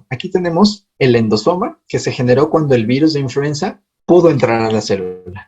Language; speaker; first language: Spanish; native; Spanish